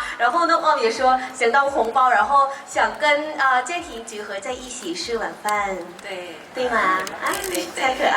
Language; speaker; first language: Chinese; non-native, fluent; Thai